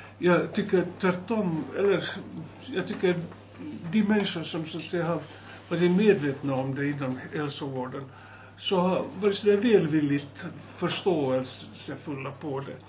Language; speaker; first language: Swedish; native; Swedish